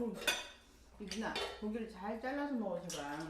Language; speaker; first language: Korean; native; Korean